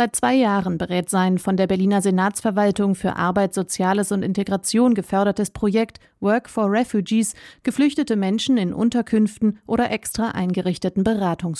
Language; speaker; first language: German; native; German